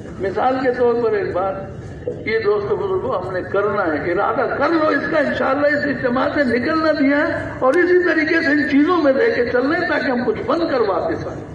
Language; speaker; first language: Urdu; non-native, local second language; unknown